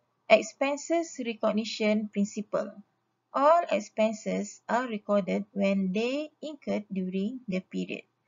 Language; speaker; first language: English; non-native, local second language; Malay